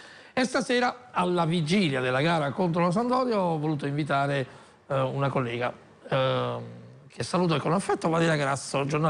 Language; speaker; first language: Italian; native; Italian